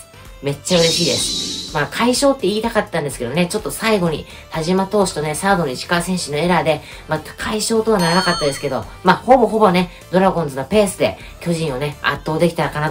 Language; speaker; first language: Japanese; native; Japanese